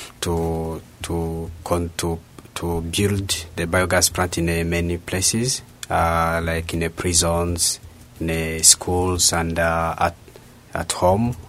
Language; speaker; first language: English; non-native, local second language; Kinyarwanda